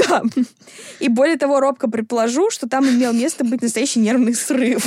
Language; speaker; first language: Russian; native; Russian